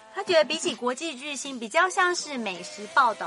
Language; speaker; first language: Chinese; native; Chinese